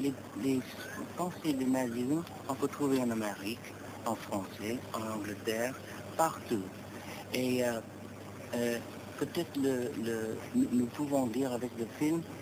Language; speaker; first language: French; non-native, learner; English